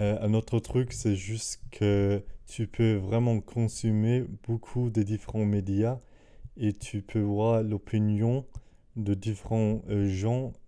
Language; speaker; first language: French; non-native, fluent; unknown